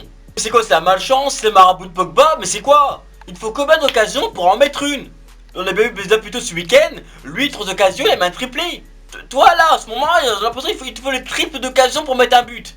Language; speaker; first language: French; native; French